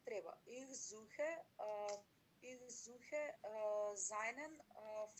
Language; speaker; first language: German; non-native, learner; Macedonian